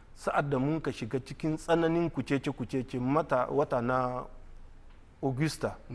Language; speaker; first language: Hausa; native; Hausa